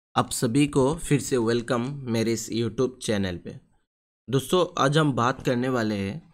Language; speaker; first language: Hindi; non-native, local second language; Bangla